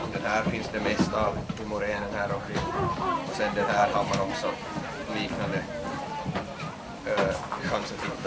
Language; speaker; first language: Swedish; native; Swedish